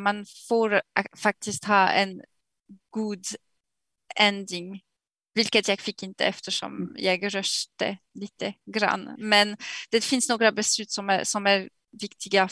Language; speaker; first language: Swedish; non-native, fluent; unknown